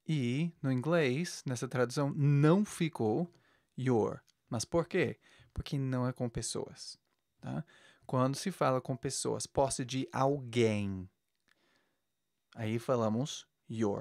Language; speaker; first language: Portuguese; non-native, fluent; English